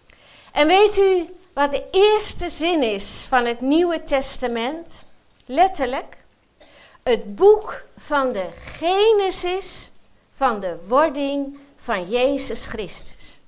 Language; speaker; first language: Dutch; native; Dutch